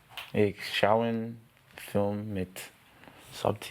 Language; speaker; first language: German; non-native, learner; English